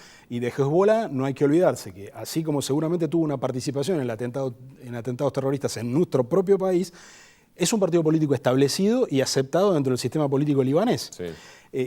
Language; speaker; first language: Spanish; native; Spanish